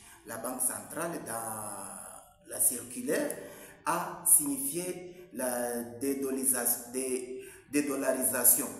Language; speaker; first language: French; non-native, local second language; Swahili